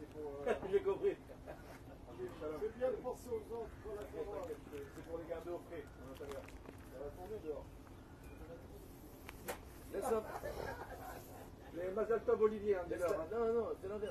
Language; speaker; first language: French; native; French